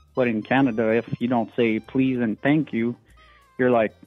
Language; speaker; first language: English; non-native, fluent; French